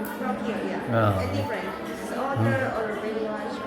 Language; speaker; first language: English; non-native, fluent; Spanish